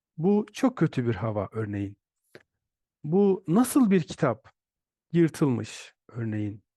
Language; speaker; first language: Turkish; native; Turkish